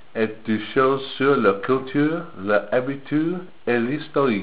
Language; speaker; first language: French; non-native, learner; English